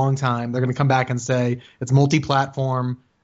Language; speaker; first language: English; native; English